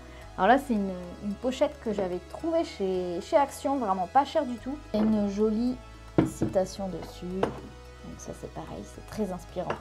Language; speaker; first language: French; native; French